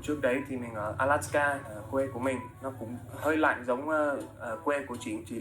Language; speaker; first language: Vietnamese; early bilingual, other home language; English